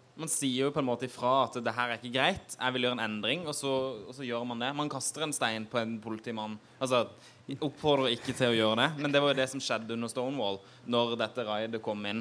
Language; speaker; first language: Norwegian; native; Norwegian